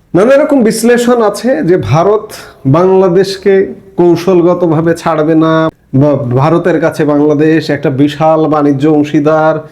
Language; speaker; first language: Bangla; native; Bangla